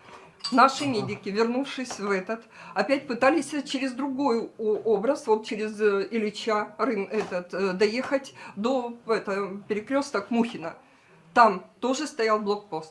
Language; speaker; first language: Russian; native; Russian